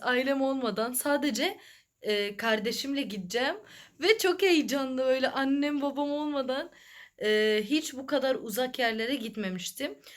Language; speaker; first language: Turkish; early bilingual, other home language; Arabic